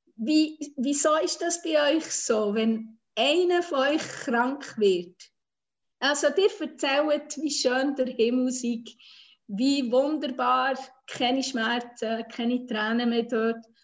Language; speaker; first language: German; non-native, fluent; Swiss German